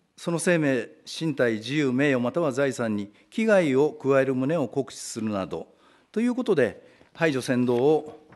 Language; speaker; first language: Japanese; native; Japanese